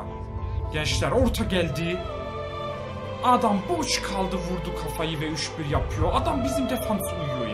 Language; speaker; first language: Turkish; native; Turkish